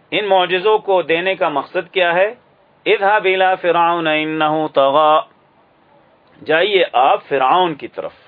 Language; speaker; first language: Urdu; native; Urdu